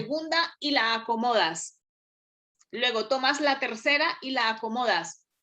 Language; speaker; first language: Spanish; native; Spanish